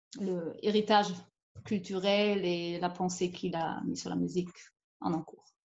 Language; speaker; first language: French; non-native, fluent; German